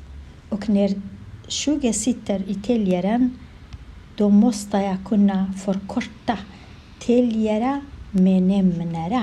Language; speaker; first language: Swedish; non-native, learner; Kurdish